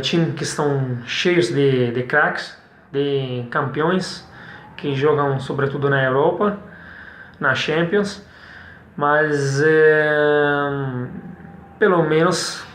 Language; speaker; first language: Portuguese; non-native, fluent; Italian